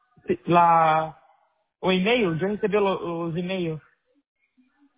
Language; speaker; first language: Spanish; non-native, learner; Portuguese